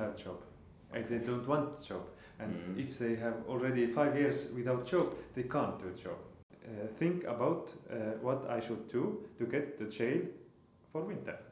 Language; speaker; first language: English; non-native, learner; Estonian